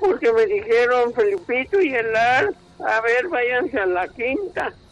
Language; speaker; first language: Spanish; early bilingual, heritage; Spanish